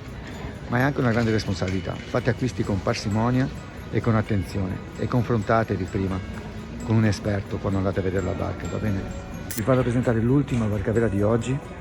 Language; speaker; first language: Italian; native; Italian